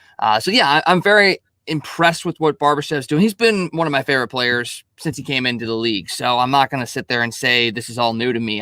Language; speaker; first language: English; native; English